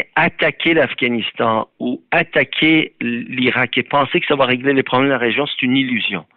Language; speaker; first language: French; early bilingual, other home language; Persian